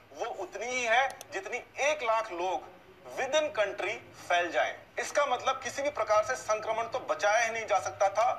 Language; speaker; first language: Hindi; native; Hindi